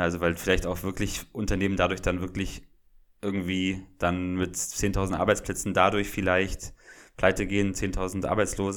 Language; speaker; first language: German; native; German